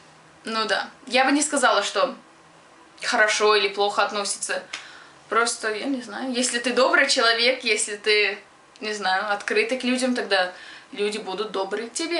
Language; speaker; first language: Russian; early bilingual, other home language; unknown